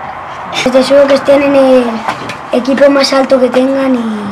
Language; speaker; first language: Spanish; native; Spanish